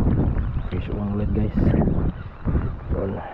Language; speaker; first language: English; non-native, local second language; Filipino